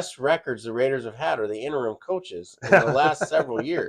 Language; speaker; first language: English; native; English